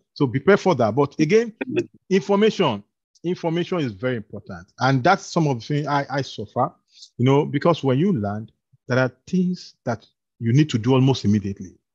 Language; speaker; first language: English; non-native, local second language; Yoruba